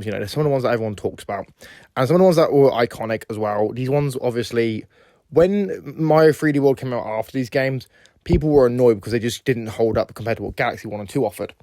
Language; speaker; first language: English; native; English